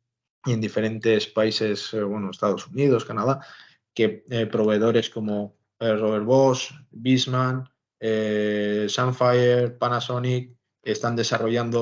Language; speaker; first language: Spanish; native; Spanish